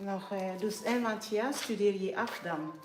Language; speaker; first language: Dutch; non-native, fluent; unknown